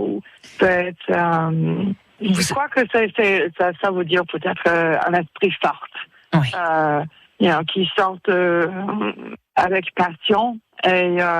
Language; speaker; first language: French; non-native, fluent; English